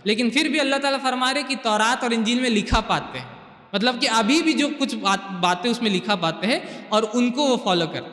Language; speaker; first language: Urdu; native; Urdu